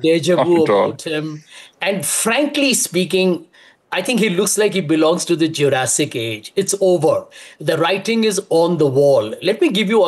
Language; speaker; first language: English; non-native, local second language; Hindi